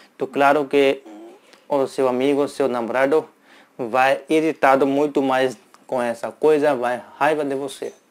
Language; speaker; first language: Portuguese; non-native, learner; Hindi